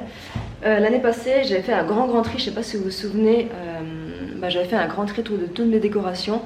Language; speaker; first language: French; native; French